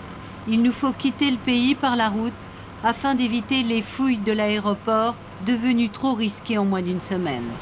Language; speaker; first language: French; native; French